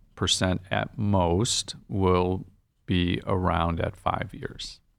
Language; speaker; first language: English; native; English